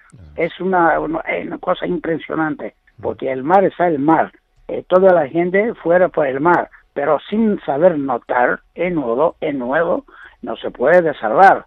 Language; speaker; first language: Spanish; non-native, learner; Greek